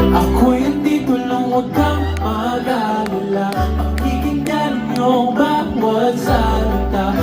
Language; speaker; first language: Filipino; native; Filipino